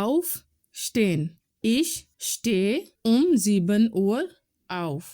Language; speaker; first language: German; non-native, fluent; Urdu